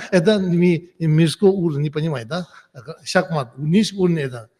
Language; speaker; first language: Russian; non-native, learner; Tibetan